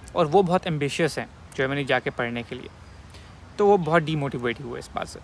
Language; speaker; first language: Urdu; native; Urdu